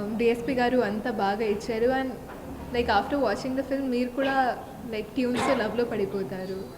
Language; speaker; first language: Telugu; non-native, fluent; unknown